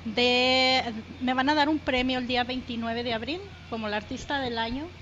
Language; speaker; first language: Spanish; native; Spanish